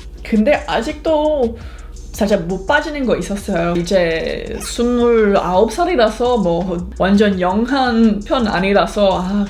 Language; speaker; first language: Korean; non-native, fluent; English